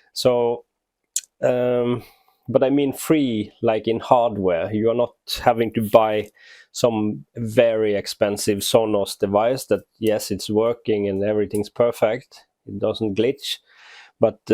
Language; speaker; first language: English; non-native, fluent; Norwegian